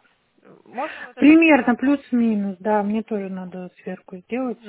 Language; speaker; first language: Russian; native; Russian